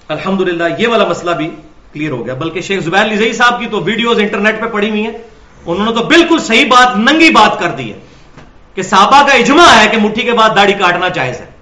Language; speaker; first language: Urdu; non-native, local second language; Punjabi